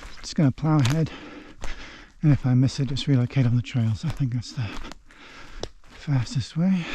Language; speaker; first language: English; native; English